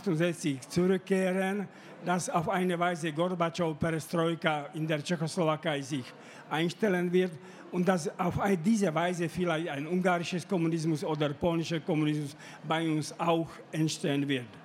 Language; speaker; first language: German; non-native, fluent; Slovak